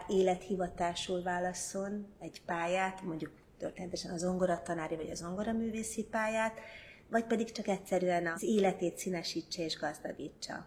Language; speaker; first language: Hungarian; native; Hungarian